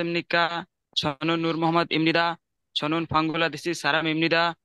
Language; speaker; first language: Korean; non-native, learner; Bangla